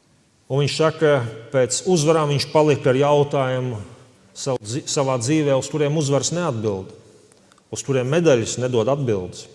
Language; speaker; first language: Latvian; native; Latvian